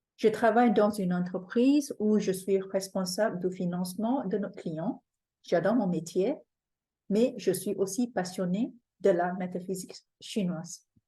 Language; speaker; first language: French; non-native, fluent; English